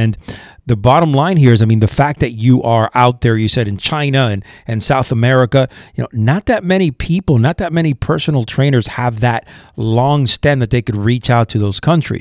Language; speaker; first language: English; native; English